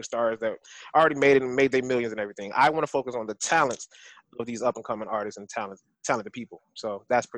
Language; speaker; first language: English; native; English